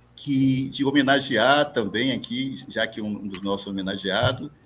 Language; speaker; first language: Portuguese; native; Portuguese